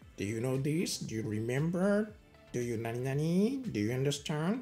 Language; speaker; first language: English; non-native, fluent; Japanese